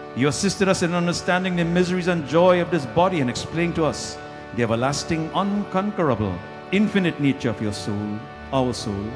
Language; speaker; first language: English; native; English